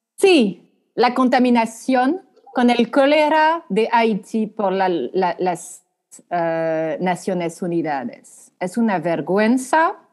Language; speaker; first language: Spanish; non-native, fluent; French